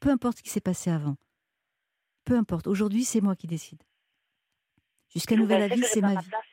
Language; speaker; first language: French; native; French